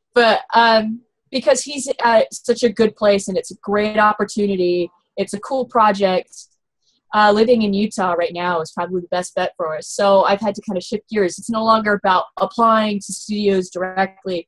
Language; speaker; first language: English; native; English